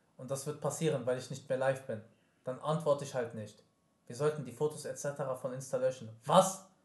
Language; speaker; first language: German; early bilingual, other home language; Arabic